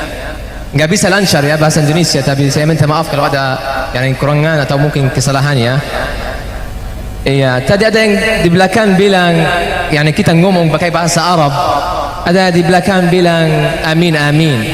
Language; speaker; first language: Indonesian; non-native, learner; Arabic